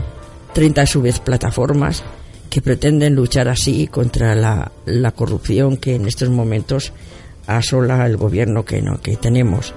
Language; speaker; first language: Spanish; native; Spanish